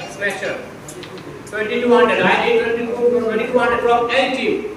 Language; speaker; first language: English; non-native, local second language; Bangla